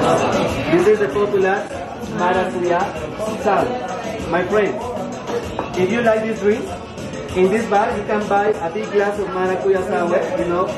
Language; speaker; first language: English; non-native, fluent; Spanish